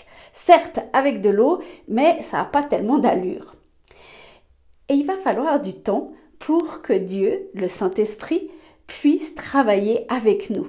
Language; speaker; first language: French; native; French